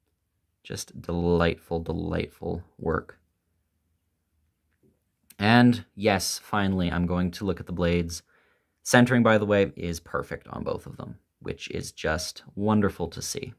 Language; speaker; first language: English; native; English